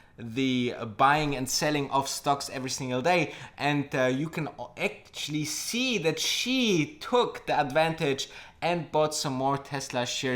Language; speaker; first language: English; non-native, fluent; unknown